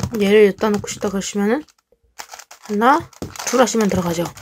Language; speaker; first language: Korean; native; Korean